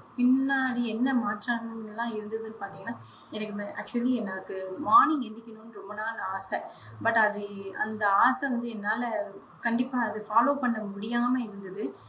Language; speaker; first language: Tamil; non-native, local second language; Hindi